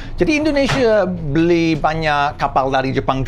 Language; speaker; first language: Indonesian; non-native, fluent; English